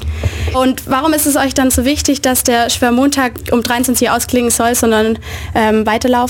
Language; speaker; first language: German; native; German